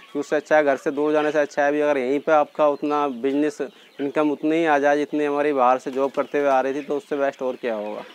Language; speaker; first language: Hindi; native; Hindi